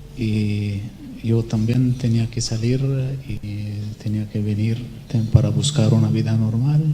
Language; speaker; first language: Spanish; non-native, learner; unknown